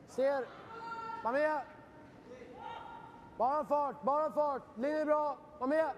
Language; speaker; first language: Swedish; native; Swedish